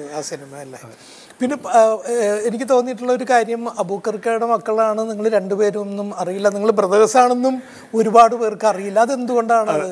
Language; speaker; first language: Malayalam; native; Malayalam